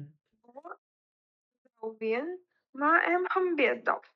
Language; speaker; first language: Vietnamese; non-native, learner; Russian